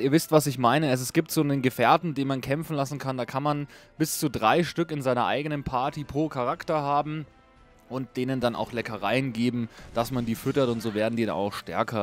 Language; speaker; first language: German; native; German